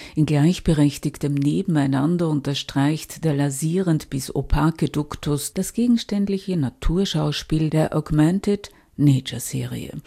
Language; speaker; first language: German; native; German